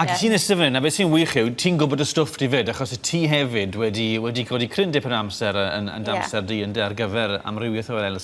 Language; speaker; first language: Welsh; native; Welsh